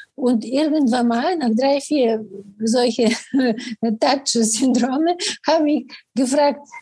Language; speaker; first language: German; non-native, fluent; Bulgarian